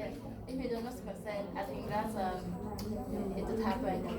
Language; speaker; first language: English; non-native, learner; Vietnamese